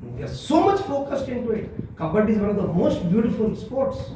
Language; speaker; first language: English; non-native, local second language; Hindi